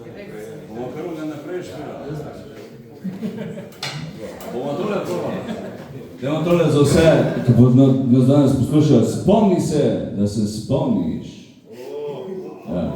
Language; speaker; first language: Slovenian; native; Slovenian